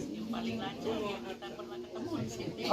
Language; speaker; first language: Indonesian; non-native, fluent; English